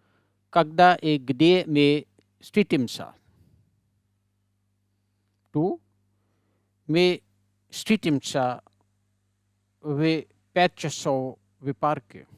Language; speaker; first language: Russian; non-native, learner; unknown